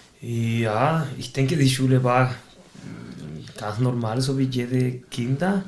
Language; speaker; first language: German; non-native, fluent; Spanish